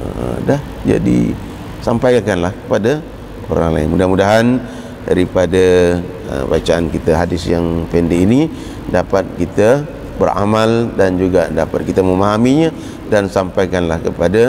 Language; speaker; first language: Malay; native; Malay